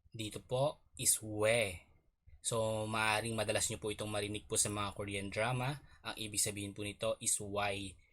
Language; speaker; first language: Filipino; native; Filipino